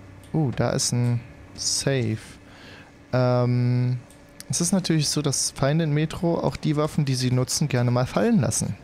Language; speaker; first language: German; native; German